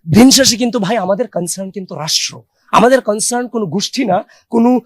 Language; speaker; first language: Bangla; native; Bangla